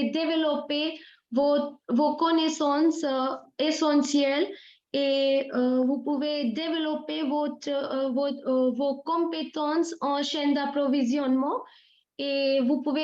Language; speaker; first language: French; non-native, fluent; Hindi